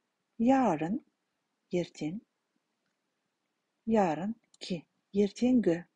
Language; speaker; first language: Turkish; non-native, fluent; Kazakh